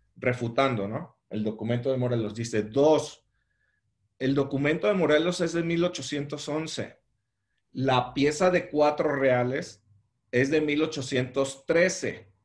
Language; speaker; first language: Spanish; native; Spanish